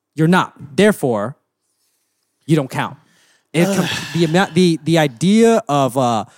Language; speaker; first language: English; early bilingual, other home language; Filipino